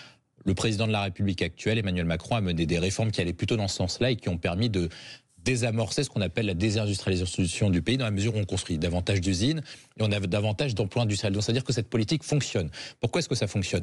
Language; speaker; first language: French; native; French